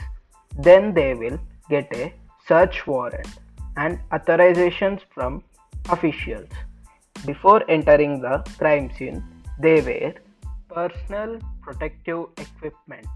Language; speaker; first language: English; non-native, local second language; Telugu